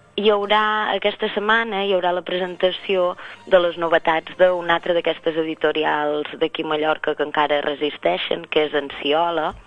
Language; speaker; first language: Catalan; native; Catalan